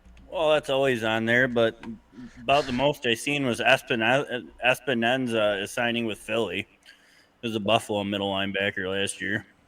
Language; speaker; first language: English; native; English